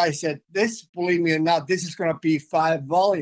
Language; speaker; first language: English; non-native, fluent; Finnish